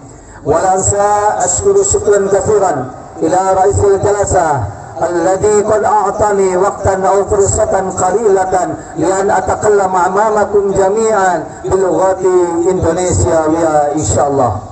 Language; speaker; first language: Arabic; non-native, fluent; Indonesian